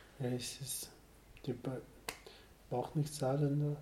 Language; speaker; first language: German; non-native, learner; Sherpa